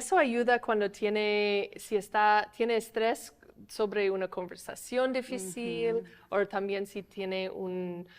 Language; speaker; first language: Spanish; non-native, fluent; English